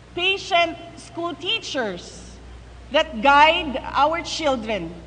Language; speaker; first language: English; non-native, local second language; Cebuano